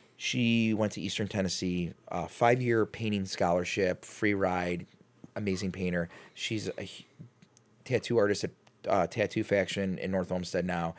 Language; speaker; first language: English; native; English